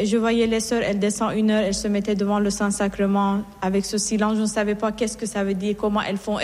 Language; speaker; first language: French; non-native, fluent; Assyrian Neo-Aramaic